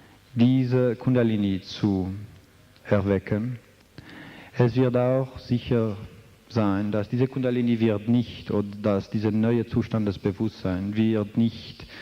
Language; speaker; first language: German; non-native, fluent; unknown